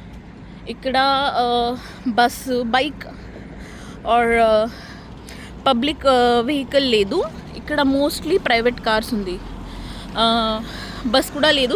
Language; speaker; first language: Telugu; non-native, learner; Marathi